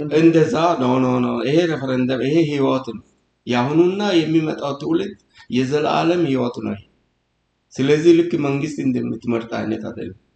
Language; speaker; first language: Amharic; non-native, local second language; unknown